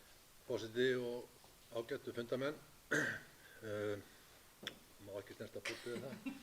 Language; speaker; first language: Icelandic; native; Icelandic